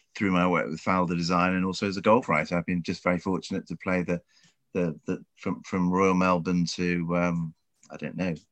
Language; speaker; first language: English; native; English